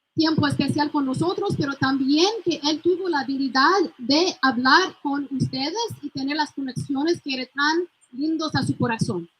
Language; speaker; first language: Spanish; non-native, fluent; English